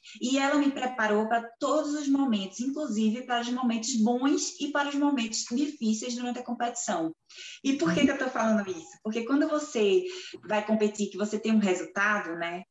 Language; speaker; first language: Portuguese; native; Portuguese